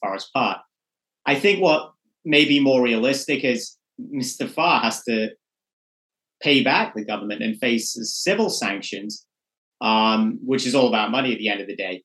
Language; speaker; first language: English; native; English